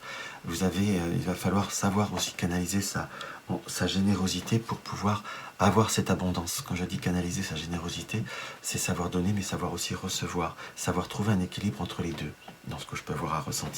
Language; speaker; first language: French; native; French